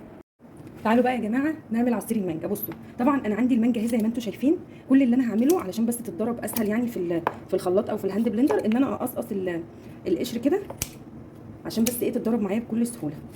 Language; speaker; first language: Arabic; native; Arabic